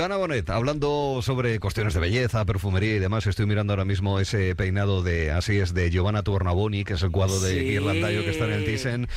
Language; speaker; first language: Spanish; native; Spanish